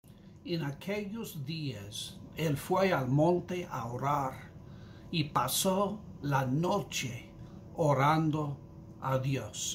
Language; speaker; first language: Spanish; non-native, fluent; English